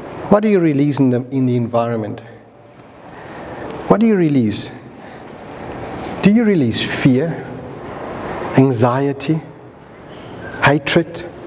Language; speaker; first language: English; non-native, local second language; Afrikaans